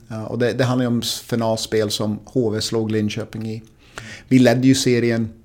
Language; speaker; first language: Swedish; non-native, fluent; English